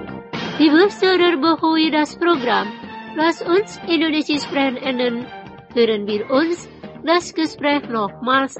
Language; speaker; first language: German; non-native, fluent; Indonesian